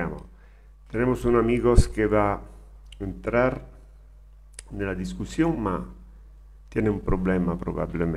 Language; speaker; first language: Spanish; non-native, learner; Italian